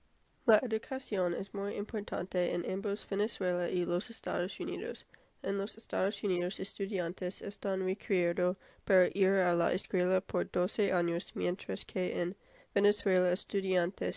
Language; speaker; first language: Spanish; non-native, learner; English